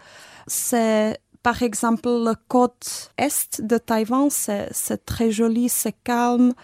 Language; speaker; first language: French; non-native, fluent; Czech